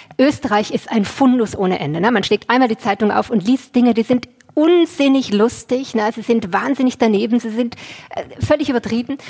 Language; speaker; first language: German; native; German